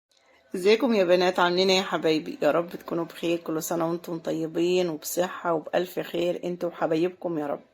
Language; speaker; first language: Arabic; native; Arabic